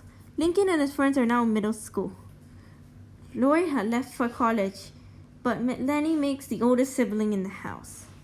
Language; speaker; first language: English; native; English